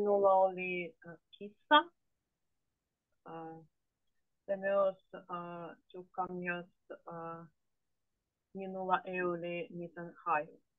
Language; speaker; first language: Finnish; non-native, learner; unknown